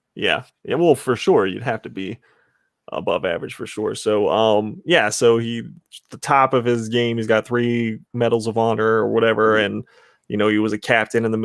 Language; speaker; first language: English; native; English